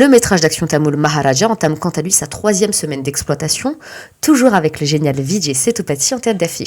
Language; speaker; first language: French; native; French